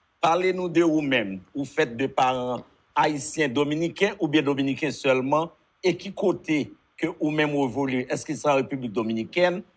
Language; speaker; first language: Haitian Creole; native; Haitian Creole